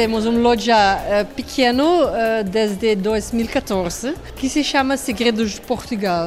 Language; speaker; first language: Portuguese; non-native, learner; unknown